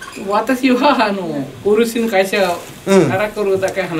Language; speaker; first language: Japanese; non-native, learner; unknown